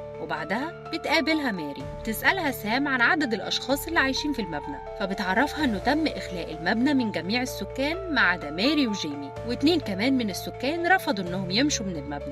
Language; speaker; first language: Arabic; native; Arabic